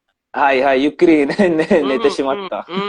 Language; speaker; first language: Japanese; non-native, learner; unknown